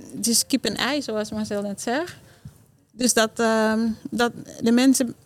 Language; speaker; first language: Dutch; non-native, learner; Haitian Creole